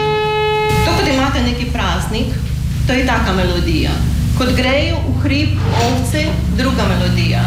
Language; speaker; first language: Slovenian; non-native, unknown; Ukrainian